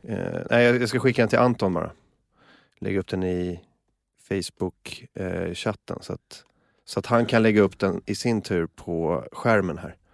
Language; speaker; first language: Swedish; native; Swedish